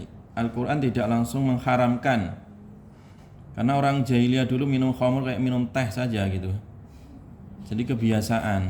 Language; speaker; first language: Indonesian; native; Indonesian